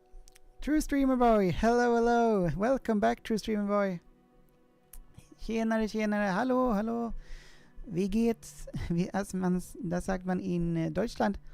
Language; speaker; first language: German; non-native, learner; Swedish